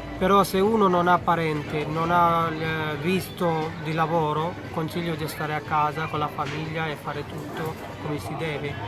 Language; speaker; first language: Italian; non-native, fluent; Bangla